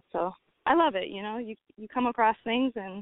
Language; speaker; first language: English; native; English